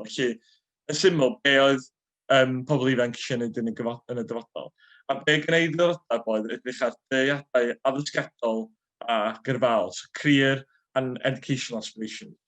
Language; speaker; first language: Welsh; native; Welsh